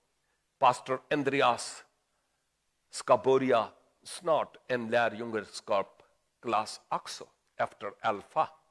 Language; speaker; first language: Swedish; non-native, learner; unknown